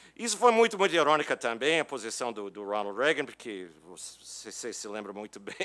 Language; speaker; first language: Portuguese; non-native, fluent; English